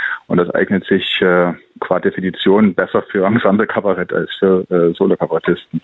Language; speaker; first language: German; native; German